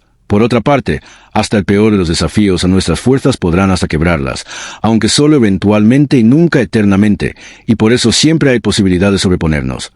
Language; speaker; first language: Spanish; native; Spanish